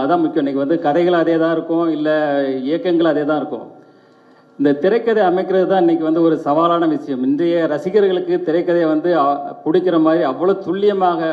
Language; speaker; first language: Tamil; native; Tamil